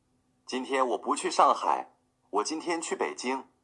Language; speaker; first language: Chinese; non-native, learner; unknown